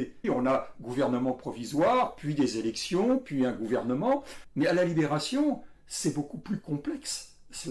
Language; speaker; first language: French; native; French